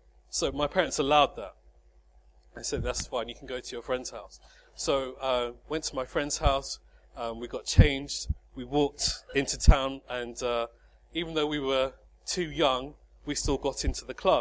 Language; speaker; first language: English; native; English